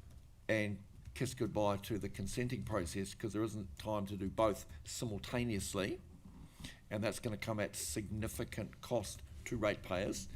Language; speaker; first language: English; native; English